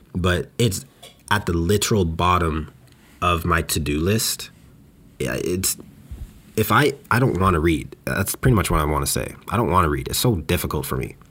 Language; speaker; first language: English; native; English